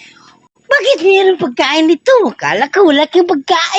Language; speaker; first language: Filipino; non-native, local second language; Cebuano